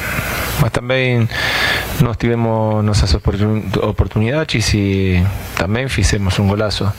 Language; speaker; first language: Portuguese; non-native, fluent; Spanish